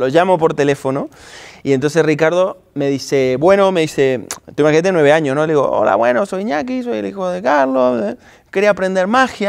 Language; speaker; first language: Spanish; native; Spanish